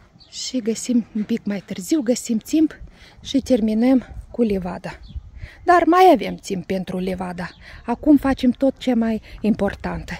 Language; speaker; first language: Romanian; non-native, learner; Russian